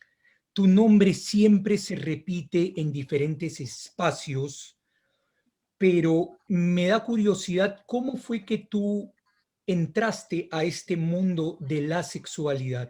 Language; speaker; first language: Spanish; native; Spanish